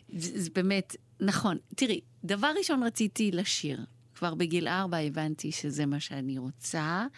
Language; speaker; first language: Hebrew; early bilingual, other home language; Persian